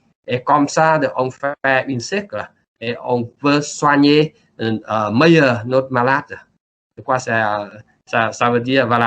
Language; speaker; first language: French; non-native, learner; Vietnamese